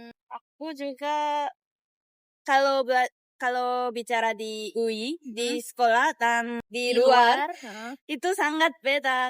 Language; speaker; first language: Indonesian; non-native, learner; Japanese